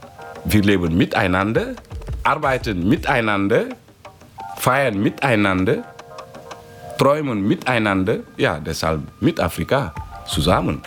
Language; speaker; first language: German; non-native, fluent; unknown